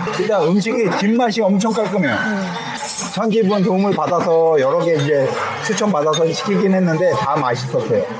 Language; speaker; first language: Korean; native; Korean